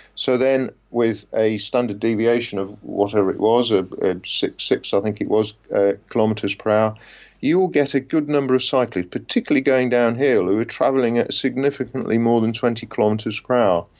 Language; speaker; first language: English; native; English